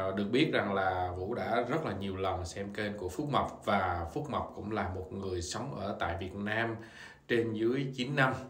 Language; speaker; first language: Vietnamese; native; Vietnamese